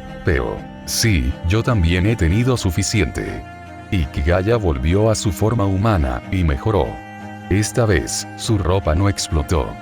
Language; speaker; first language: Spanish; native; Spanish